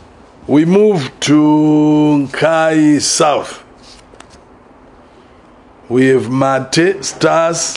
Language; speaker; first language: English; non-native, local second language; Shona